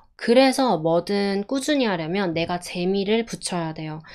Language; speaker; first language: Korean; native; Korean